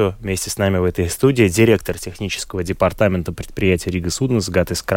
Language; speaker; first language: Russian; native; Russian